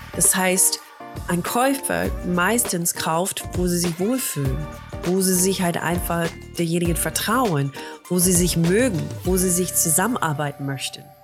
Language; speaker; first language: German; non-native, fluent; English